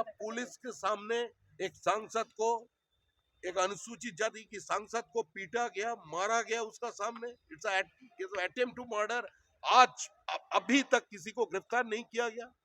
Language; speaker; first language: Hindi; non-native, local second language; Bangla